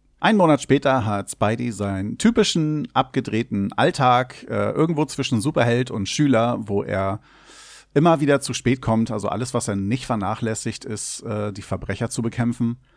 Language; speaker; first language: German; native; German